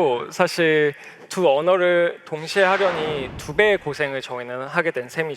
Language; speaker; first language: Korean; native; Korean